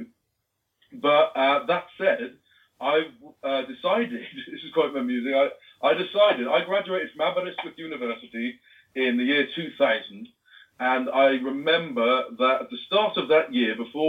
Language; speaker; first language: English; native; English